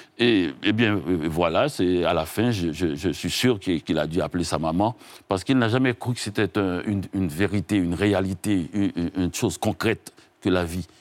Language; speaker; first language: French; non-native, local second language; Haitian Creole